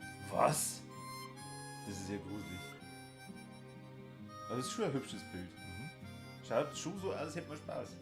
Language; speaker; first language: German; native; German